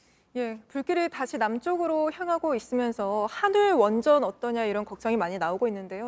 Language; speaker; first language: Korean; native; Korean